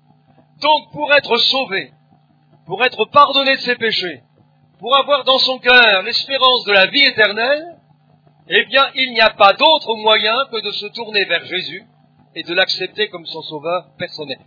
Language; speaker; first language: French; native; French